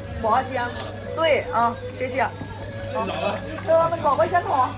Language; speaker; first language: Chinese; non-native, learner; Thai